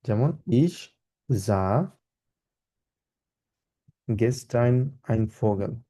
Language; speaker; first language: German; non-native, fluent; Bangla